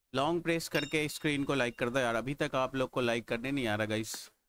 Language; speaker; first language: Hindi; native; Hindi